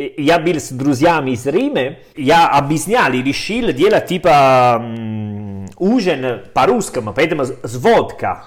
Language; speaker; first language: Russian; non-native, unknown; Italian